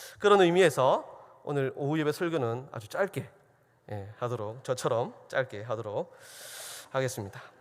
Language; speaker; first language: Korean; native; Korean